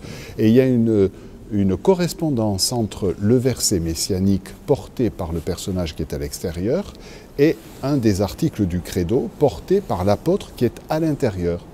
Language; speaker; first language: French; native; French